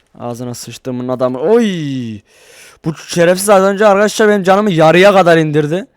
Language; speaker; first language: Turkish; native; Turkish